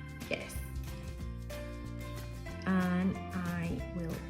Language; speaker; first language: English; non-native, learner; Spanish